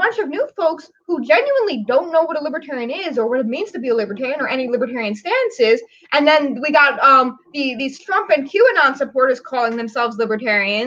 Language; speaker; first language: English; native; English